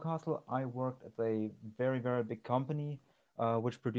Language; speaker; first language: English; non-native, fluent; German